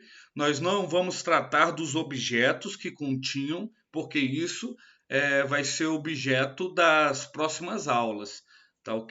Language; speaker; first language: Portuguese; native; Portuguese